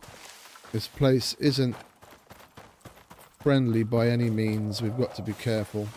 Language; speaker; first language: English; native; English